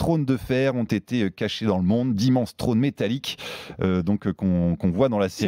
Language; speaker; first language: French; native; French